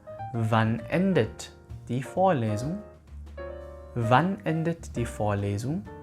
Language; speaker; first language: German; non-native, fluent; Korean